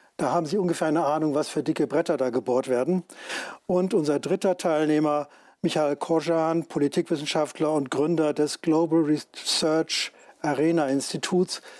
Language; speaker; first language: German; native; German